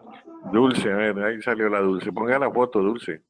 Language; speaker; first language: Spanish; native; Spanish